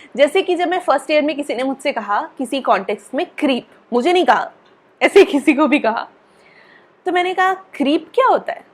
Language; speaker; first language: Hindi; native; Hindi